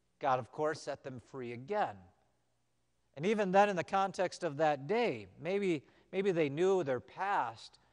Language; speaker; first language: English; native; English